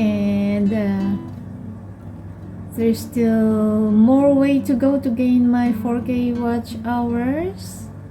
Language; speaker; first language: English; non-native, local second language; Filipino